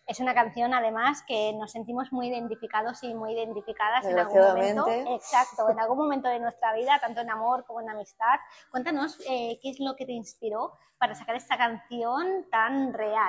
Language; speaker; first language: Spanish; native; Spanish